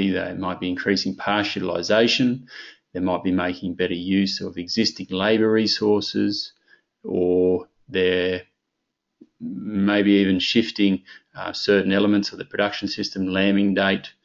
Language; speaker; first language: English; native; English